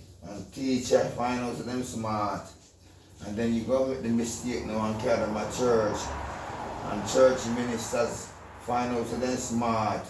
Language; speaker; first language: English; non-native, local second language; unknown